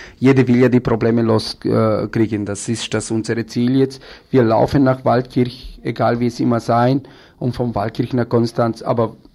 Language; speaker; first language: German; non-native, fluent; Romany